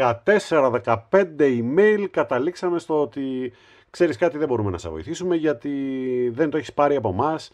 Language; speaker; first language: Greek; native; Greek